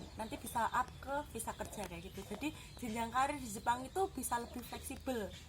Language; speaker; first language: Indonesian; non-native, local second language; Javanese